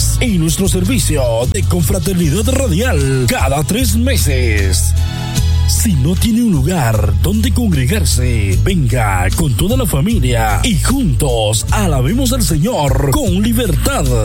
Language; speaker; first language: Spanish; native; Spanish